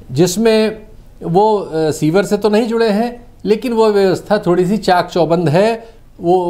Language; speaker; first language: Hindi; native; Hindi